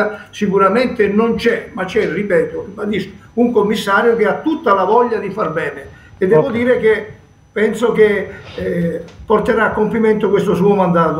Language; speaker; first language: Italian; native; Italian